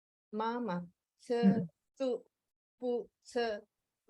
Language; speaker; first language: Chinese; non-native, learner; Indonesian